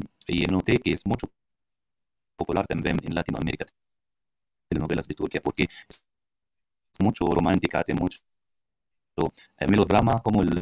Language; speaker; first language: Portuguese; non-native, learner; Arabic